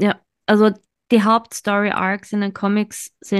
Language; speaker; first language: German; native; German